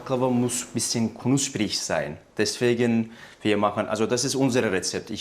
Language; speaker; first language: German; non-native, learner; Turkish